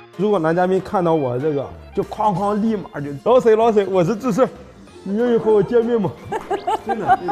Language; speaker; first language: Chinese; native; Chinese